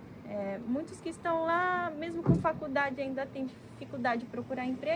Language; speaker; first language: Portuguese; early bilingual, heritage; Portuguese